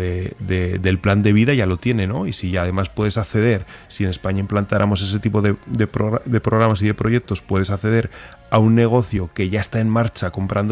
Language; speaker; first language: Spanish; native; Spanish